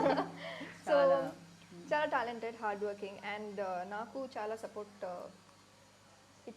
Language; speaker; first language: Telugu; non-native, learner; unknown